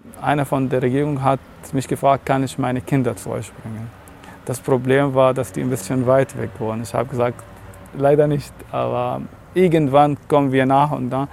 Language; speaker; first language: German; non-native, learner; Arabic